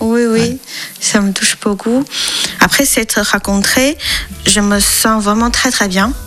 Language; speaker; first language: French; non-native, learner; Chinese